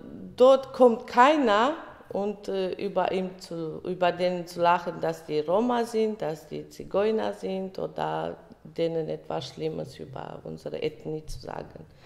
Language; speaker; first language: German; early bilingual, other home language; Romany